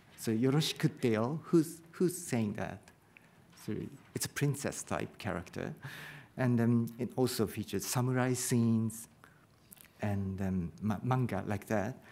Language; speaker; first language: English; non-native, fluent; Japanese